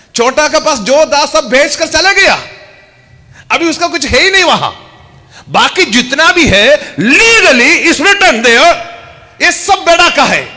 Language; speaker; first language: Hindi; non-native, local second language; Malayalam